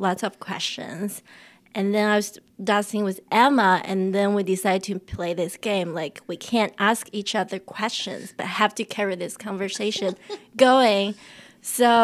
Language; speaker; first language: English; non-native, fluent; Chinese